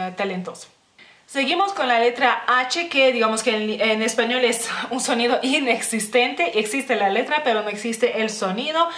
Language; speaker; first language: Spanish; non-native, fluent; Lithuanian